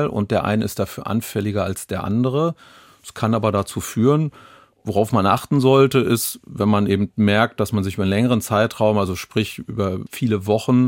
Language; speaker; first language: German; native; German